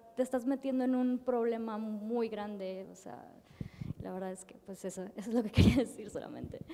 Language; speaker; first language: Spanish; native; Spanish